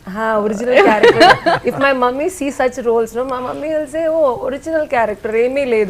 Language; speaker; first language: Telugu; non-native, learner; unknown